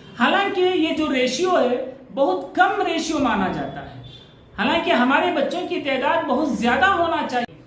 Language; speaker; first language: Urdu; native; Urdu